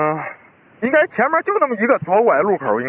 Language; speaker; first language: Chinese; native; Chinese